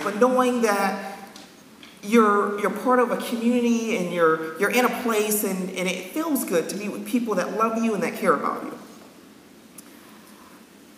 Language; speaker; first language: English; native; English